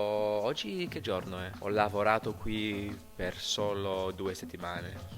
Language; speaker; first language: Italian; non-native, fluent; English